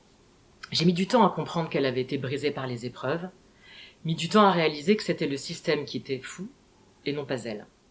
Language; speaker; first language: French; native; French